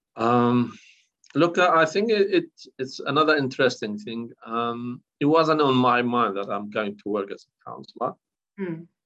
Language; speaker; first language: English; non-native, fluent; Kurdish